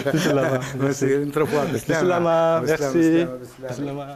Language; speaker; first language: French; non-native, learner; Korean